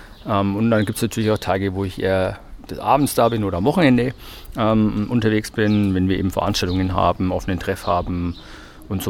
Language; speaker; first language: German; native; German